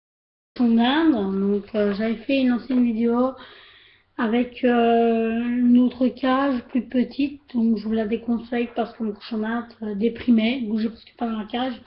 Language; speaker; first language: French; native; French